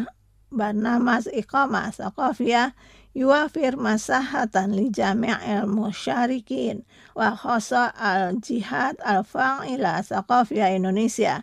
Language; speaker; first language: Arabic; non-native, fluent; Indonesian